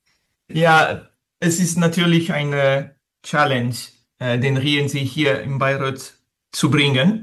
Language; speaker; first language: German; non-native, fluent; French